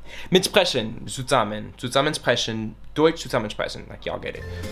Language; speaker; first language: German; non-native, learner; English